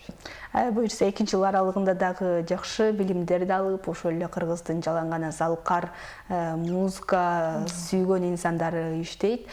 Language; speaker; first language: Kyrgyz; native; Kyrgyz